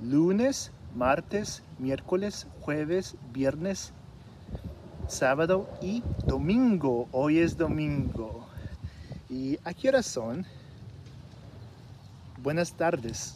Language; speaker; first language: Spanish; early bilingual, heritage; Spanish